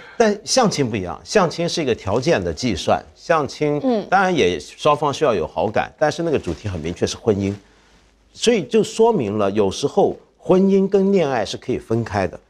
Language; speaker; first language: Chinese; native; Chinese